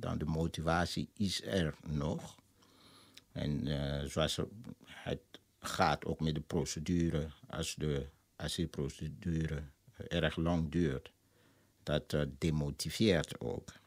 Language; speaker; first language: Dutch; non-native, fluent; Lingala